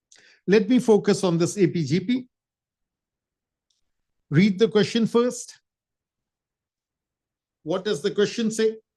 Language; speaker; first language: English; non-native, local second language; Urdu